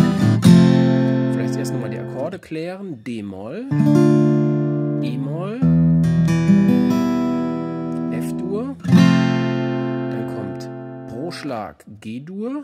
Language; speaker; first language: German; native; German